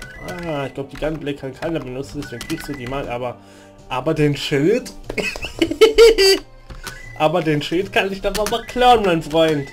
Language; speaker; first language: German; native; German